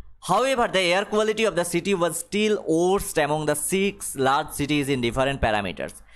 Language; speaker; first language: English; non-native, local second language; Bangla